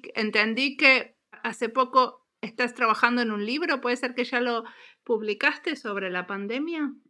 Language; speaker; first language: Spanish; native; Spanish